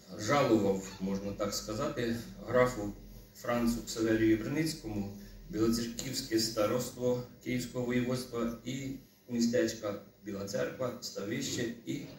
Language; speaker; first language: Ukrainian; native; Ukrainian